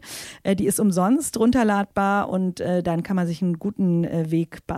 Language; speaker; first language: German; native; German